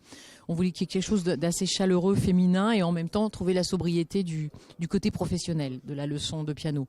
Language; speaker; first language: French; native; French